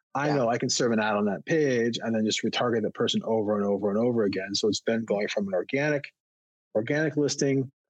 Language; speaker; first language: English; native; English